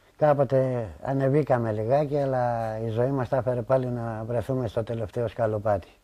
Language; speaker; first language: Greek; native; Greek